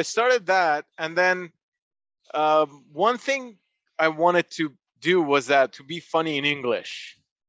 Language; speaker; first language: English; non-native, fluent; Persian